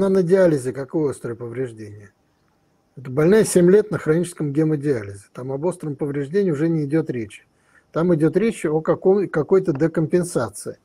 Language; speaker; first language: Russian; native; Russian